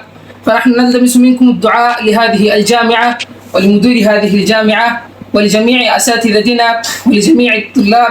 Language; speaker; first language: Arabic; non-native, fluent; Bangla